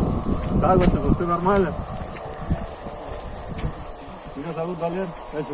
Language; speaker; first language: Russian; non-native, learner; Tajik